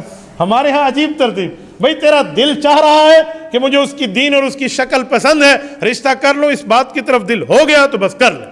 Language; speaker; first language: Urdu; native; Urdu